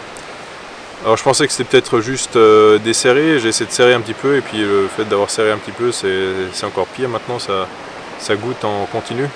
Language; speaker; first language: French; native; French